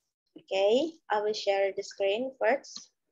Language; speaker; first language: English; non-native, learner; Indonesian